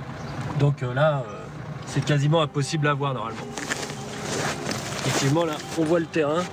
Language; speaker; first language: French; native; French